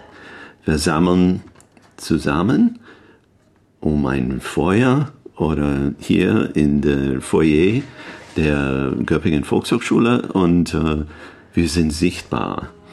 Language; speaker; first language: German; non-native, learner; English